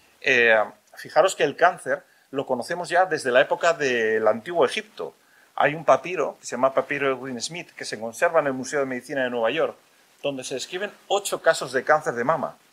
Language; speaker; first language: Spanish; native; Spanish